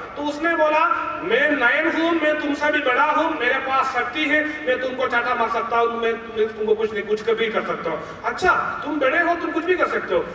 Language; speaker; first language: Hindi; non-native, local second language; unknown